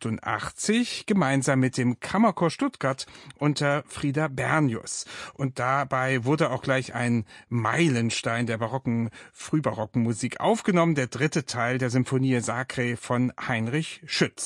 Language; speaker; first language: German; native; German